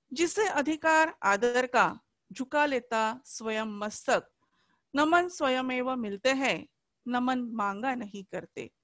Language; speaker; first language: Hindi; non-native, local second language; Marathi